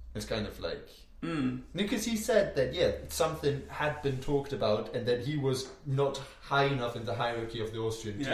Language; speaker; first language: English; non-native, fluent; German